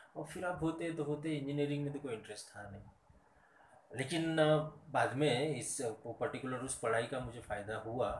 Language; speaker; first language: Hindi; non-native, local second language; Marathi